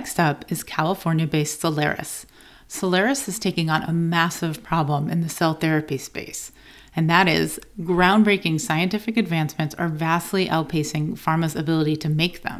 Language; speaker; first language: English; native; English